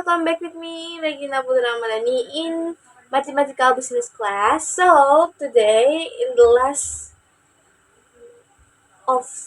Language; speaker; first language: English; non-native, learner; Indonesian